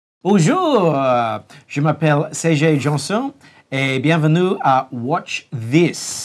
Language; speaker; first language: French; non-native, learner; English